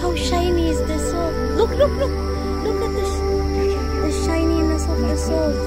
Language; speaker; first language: English; non-native, learner; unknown